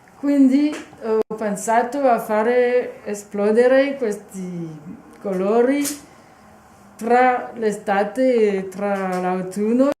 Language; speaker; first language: Italian; non-native, fluent; French